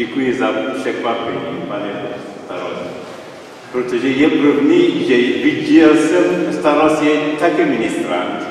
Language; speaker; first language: Czech; non-native, learner; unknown